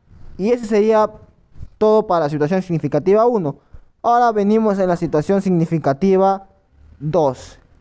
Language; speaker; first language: Spanish; native; Spanish